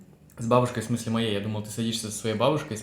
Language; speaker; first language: Russian; native; Russian